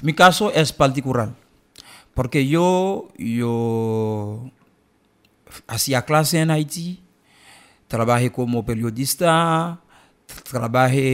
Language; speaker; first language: Spanish; non-native, learner; Haitian Creole